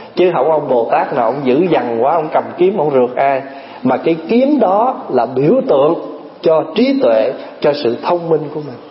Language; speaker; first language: Vietnamese; early bilingual, other home language; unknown